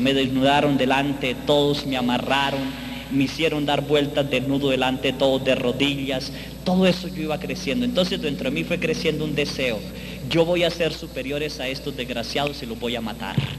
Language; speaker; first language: Spanish; native; Spanish